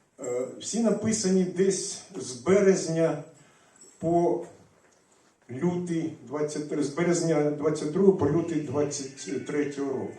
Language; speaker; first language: Ukrainian; non-native, local second language; Russian